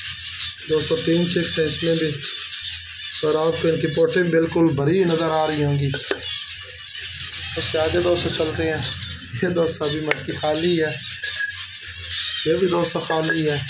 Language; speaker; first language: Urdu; non-native, local second language; Punjabi